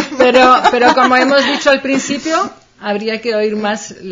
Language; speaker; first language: Spanish; native; Spanish